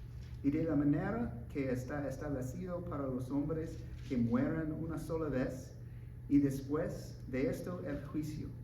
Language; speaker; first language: Spanish; non-native, learner; English